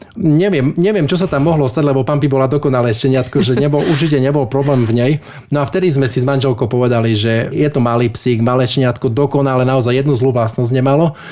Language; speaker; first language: Slovak; native; Slovak